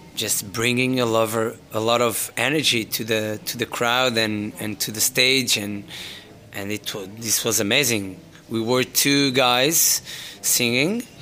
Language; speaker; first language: English; non-native, fluent; Portuguese